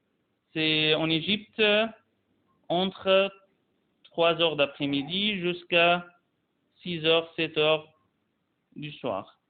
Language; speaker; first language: French; non-native, fluent; Arabic